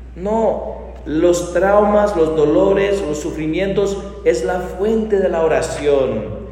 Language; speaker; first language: Spanish; non-native, fluent; English